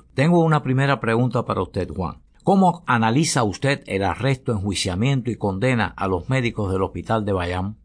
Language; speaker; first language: Spanish; native; Spanish